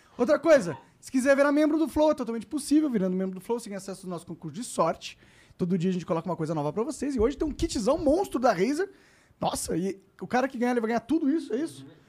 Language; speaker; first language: Portuguese; native; Portuguese